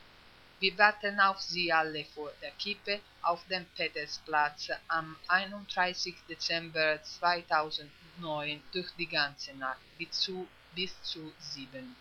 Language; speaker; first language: German; non-native, fluent; Italian